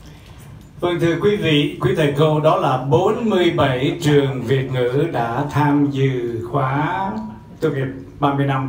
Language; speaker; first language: Vietnamese; native; Vietnamese